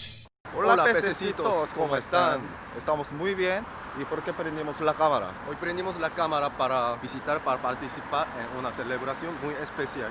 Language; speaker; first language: Spanish; non-native, fluent; Korean